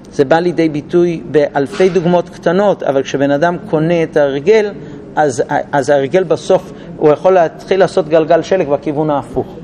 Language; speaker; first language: Hebrew; non-native, fluent; English